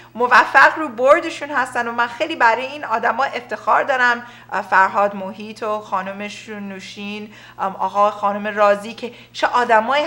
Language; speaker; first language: Persian; early bilingual, heritage; Persian